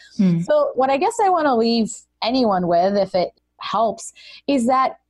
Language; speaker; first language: English; early bilingual, other home language; Russian